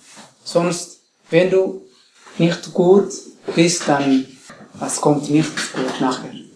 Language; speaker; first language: German; non-native, learner; Tigrinya